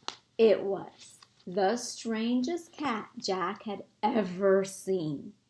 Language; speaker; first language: English; native; English